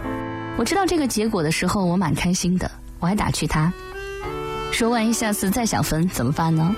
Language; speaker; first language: Chinese; native; Chinese